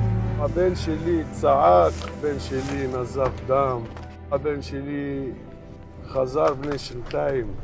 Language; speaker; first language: Hebrew; non-native, local second language; Arabic